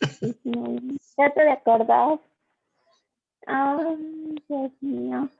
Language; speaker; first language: Spanish; non-native, learner; Korean